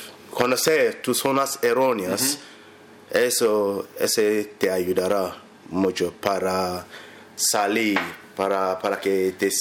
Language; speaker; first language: Spanish; non-native, learner; English